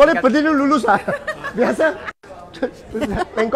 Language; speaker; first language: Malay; non-native, local second language; Chinese